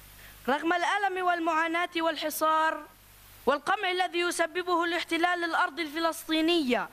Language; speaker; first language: Arabic; native; Arabic